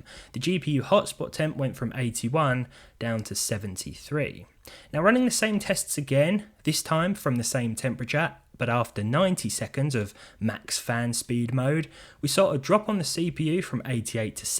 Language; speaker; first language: English; native; English